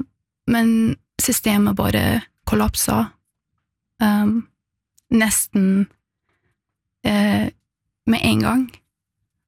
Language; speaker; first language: Norwegian; non-native, fluent; Persian